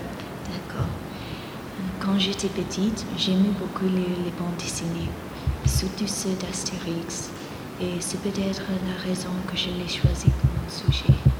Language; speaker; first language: French; non-native, fluent; Greek